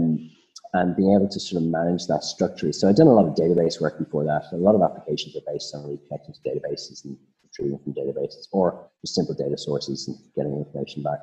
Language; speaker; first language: English; native; English